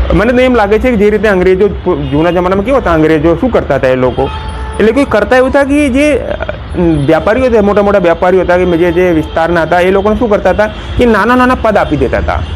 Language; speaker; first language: Gujarati; non-native, local second language; Hindi